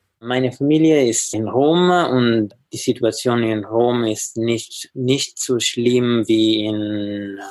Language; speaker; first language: German; non-native, learner; Italian